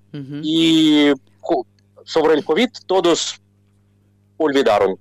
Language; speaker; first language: Spanish; non-native, fluent; Russian